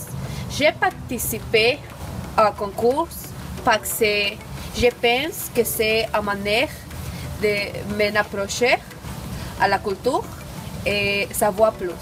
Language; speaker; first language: French; non-native, learner; Spanish